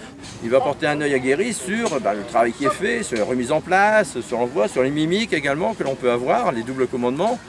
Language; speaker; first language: French; native; French